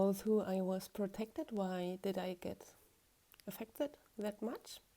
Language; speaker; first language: English; non-native, fluent; German